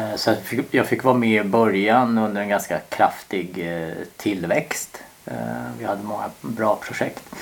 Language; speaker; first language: Swedish; early bilingual, other home language; Korean